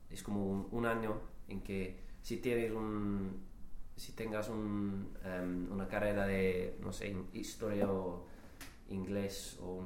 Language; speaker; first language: Spanish; non-native, learner; English